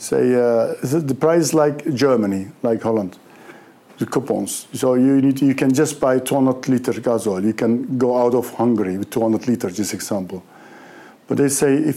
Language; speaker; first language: English; non-native, learner; Turkish